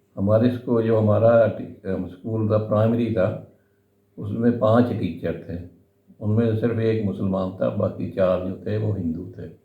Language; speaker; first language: Urdu; non-native, local second language; Punjabi